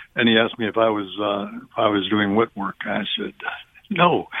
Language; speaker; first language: English; native; English